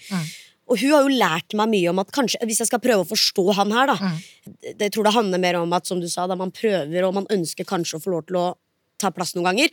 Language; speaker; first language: Norwegian; early bilingual, other home language; Hindi